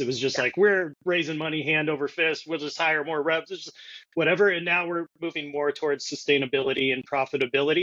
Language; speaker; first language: English; native; English